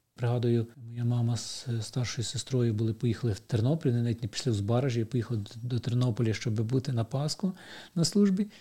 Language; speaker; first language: Ukrainian; native; Ukrainian